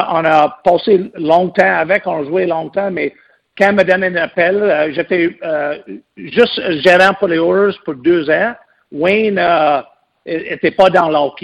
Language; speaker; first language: French; non-native, local second language; English